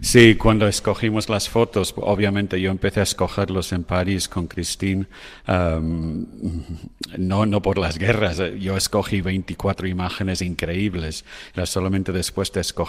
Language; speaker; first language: Spanish; non-native, fluent; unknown